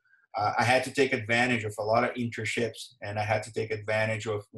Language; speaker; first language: English; non-native, fluent; Portuguese